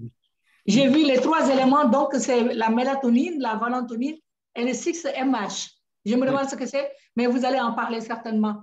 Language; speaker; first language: French; native; French